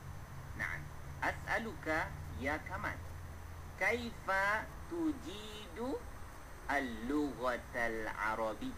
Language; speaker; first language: Arabic; non-native, fluent; Malay